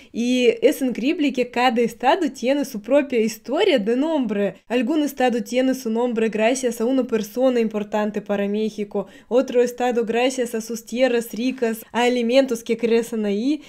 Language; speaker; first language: Spanish; non-native, fluent; Russian